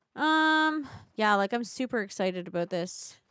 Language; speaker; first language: English; native; English